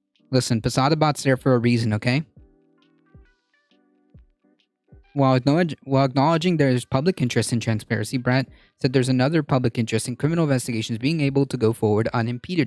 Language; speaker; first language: English; native; English